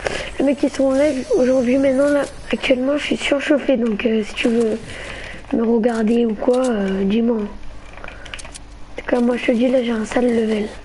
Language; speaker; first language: French; native; French